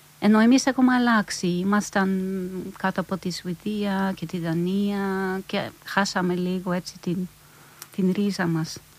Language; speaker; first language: Greek; non-native, fluent; Norwegian